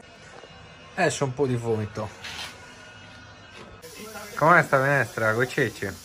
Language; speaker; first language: Italian; native; Italian